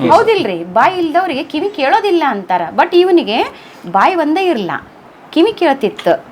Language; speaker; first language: Kannada; native; Kannada